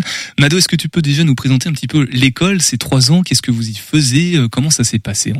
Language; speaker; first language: French; native; French